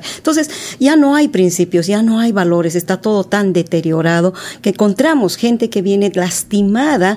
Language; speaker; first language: Spanish; native; Spanish